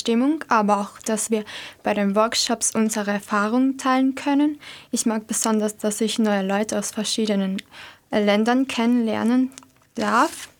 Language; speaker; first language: German; non-native, learner; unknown